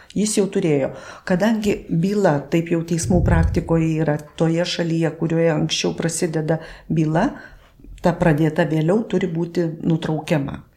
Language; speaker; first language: Lithuanian; native; Lithuanian